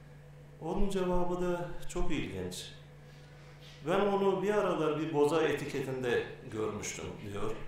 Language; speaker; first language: Turkish; native; Turkish